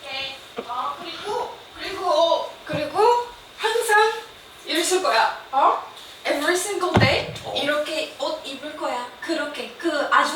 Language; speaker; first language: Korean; non-native, learner; Arabic